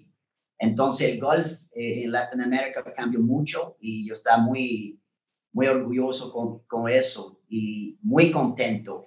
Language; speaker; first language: Spanish; non-native, learner; French